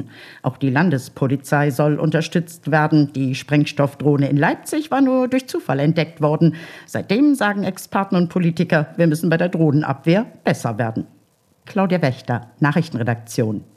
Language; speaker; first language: German; native; German